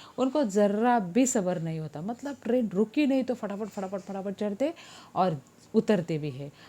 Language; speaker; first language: Hindi; non-native, local second language; Marathi